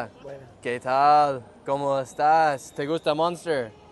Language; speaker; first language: Spanish; non-native, learner; English